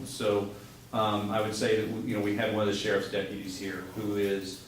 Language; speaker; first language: English; native; English